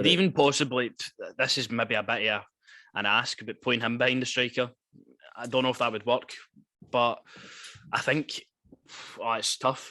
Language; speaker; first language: English; native; English